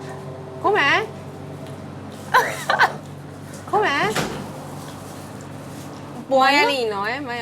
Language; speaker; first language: Italian; non-native, learner; Chinese